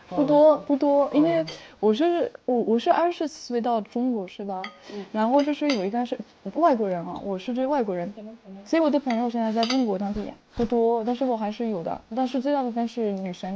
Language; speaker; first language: Chinese; non-native, fluent; French